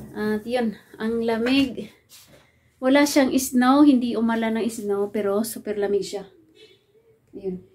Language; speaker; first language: Filipino; non-native, local second language; Cebuano